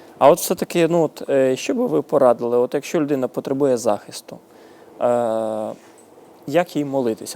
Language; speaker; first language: Ukrainian; native; Ukrainian